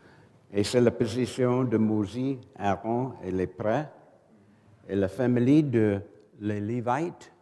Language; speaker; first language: French; non-native, learner; English